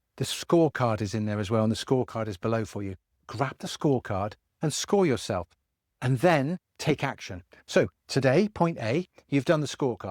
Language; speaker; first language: English; native; English